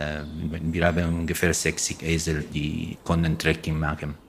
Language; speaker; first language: German; non-native, learner; Italian